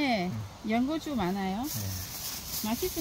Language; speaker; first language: Korean; non-native, learner; Vietnamese